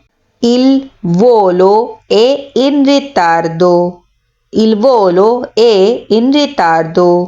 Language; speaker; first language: Italian; non-native, fluent; Urdu